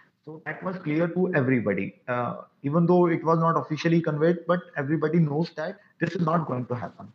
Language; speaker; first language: English; non-native, local second language; Punjabi